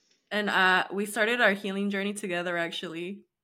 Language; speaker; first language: English; early bilingual, other home language; Spanish